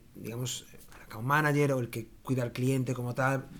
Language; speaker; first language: Spanish; native; Spanish